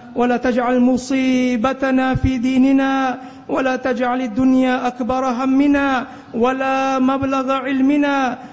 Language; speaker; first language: Arabic; non-native, fluent; Malay